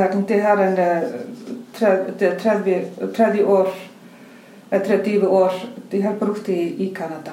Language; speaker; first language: Swedish; non-native, fluent; Icelandic